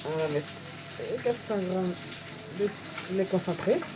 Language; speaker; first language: French; native; French